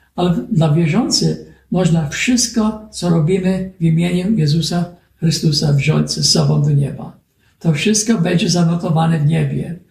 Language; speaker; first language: Polish; early bilingual, heritage; Polish